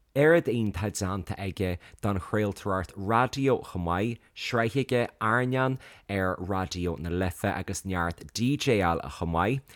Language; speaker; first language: Irish; native; Irish